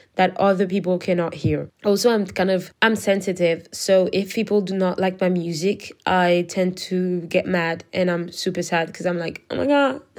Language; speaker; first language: English; non-native, fluent; French